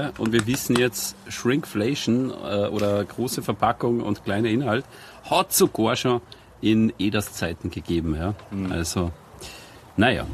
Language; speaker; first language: German; native; German